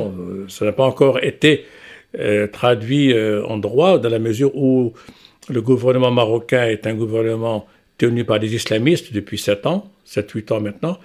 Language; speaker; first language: French; non-native, local second language; Arabic